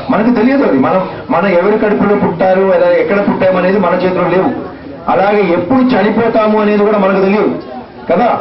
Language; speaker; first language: Telugu; non-native, fluent; Malayalam